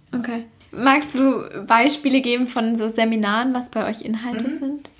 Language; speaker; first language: German; native; German